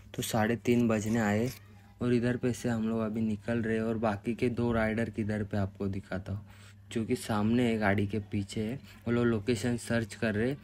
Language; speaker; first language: Hindi; non-native, local second language; Marathi